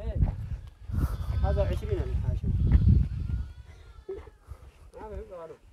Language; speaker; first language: Arabic; non-native, learner; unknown